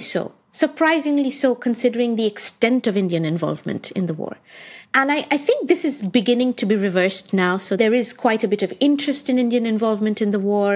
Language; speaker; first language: English; non-native, local second language; Bangla